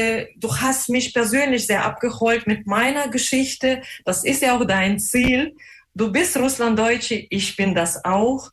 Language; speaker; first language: German; non-native, fluent; Russian